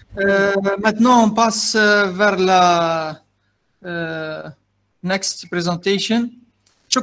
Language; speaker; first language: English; non-native, learner; Arabic